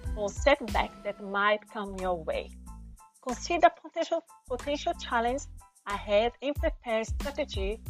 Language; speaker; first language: English; non-native, fluent; Portuguese